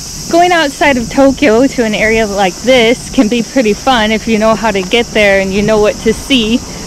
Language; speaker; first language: English; native; English